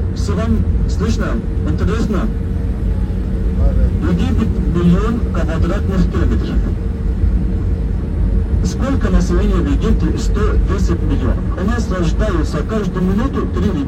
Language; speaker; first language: Russian; non-native, learner; Arabic